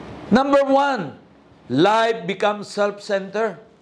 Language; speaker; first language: English; non-native, local second language; Filipino